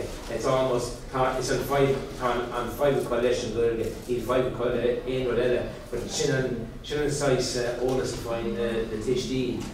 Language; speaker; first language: Irish; non-native, local second language; English